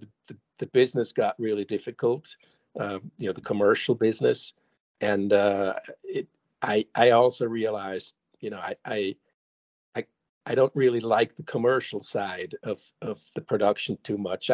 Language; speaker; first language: English; non-native, fluent; German